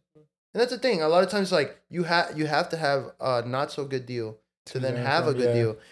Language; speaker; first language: English; early bilingual, other home language; Spanish